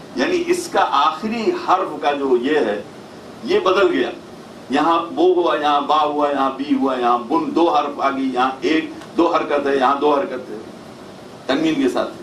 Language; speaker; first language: Urdu; native; Urdu